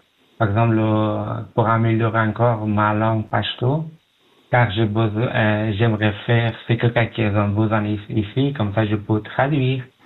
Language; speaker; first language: French; non-native, learner; Pashto